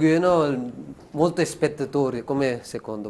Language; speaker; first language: Italian; non-native, learner; Sinhala